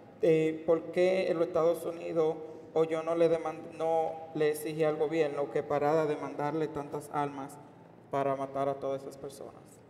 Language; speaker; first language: Spanish; non-native, learner; English